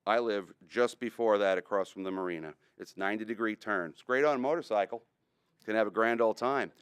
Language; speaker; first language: English; native; English